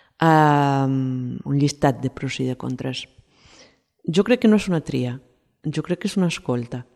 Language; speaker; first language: Catalan; non-native, fluent; Spanish